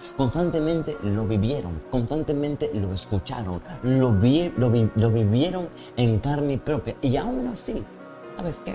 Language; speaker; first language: Spanish; native; Spanish